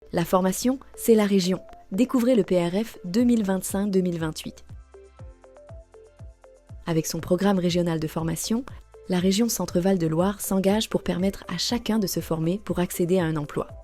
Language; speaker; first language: French; native; French